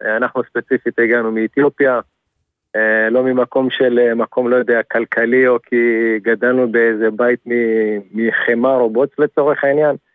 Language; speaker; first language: Hebrew; early bilingual, other home language; Amharic